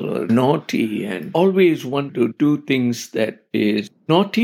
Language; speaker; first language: English; non-native, local second language; Tamil